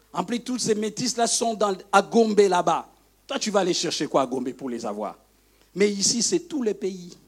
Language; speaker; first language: French; non-native, local second language; Lingala